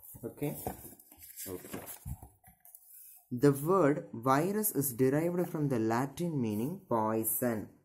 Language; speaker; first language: English; non-native, local second language; Tamil